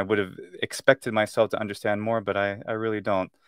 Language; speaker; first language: English; native; English